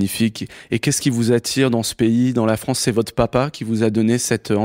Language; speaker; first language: French; native; French